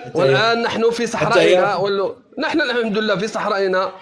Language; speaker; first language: Arabic; native; Arabic